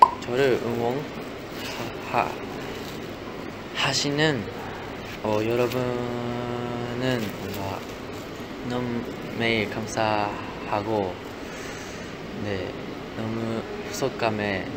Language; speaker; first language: Korean; non-native, fluent; Japanese